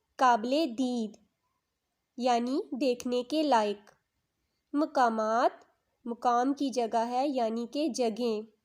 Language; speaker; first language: Urdu; native; Urdu